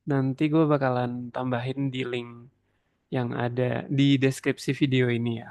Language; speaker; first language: Indonesian; native; Indonesian